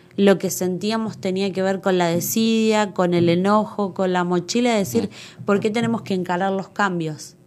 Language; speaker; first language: Spanish; native; Spanish